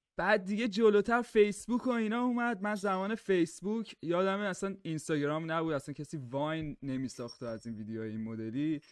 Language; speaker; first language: Persian; native; Persian